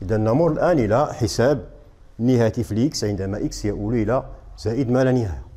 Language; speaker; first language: Arabic; native; Arabic